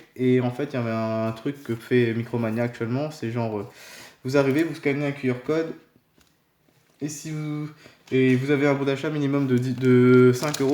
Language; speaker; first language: French; native; French